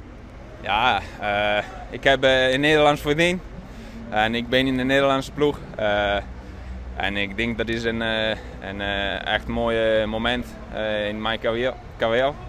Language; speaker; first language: Dutch; non-native, learner; Italian